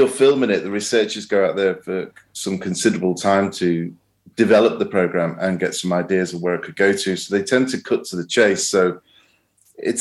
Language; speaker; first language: English; native; English